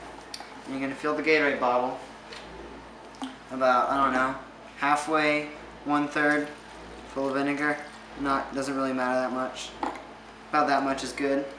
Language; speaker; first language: English; native; English